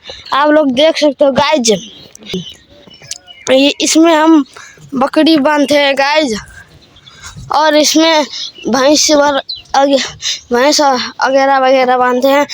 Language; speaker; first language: Hindi; non-native, local second language; Maithili